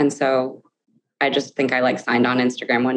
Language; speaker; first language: English; native; English